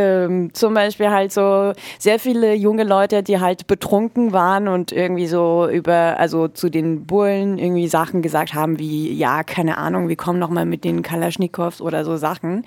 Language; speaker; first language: German; native; German